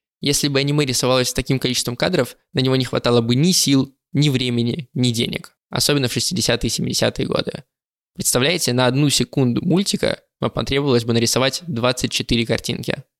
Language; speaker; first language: Russian; native; Russian